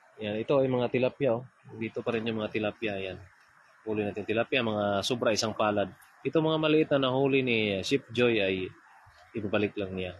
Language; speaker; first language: Filipino; non-native, local second language; Cebuano